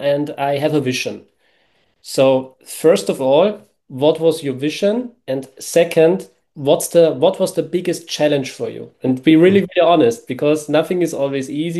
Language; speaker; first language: English; non-native, fluent; German